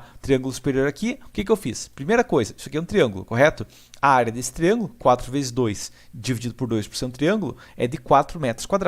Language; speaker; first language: Portuguese; native; Portuguese